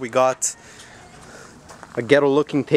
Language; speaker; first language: English; native; English